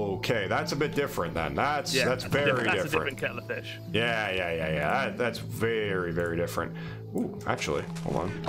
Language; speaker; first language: English; native; English